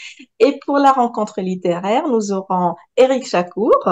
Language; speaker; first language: French; non-native, local second language; Arabic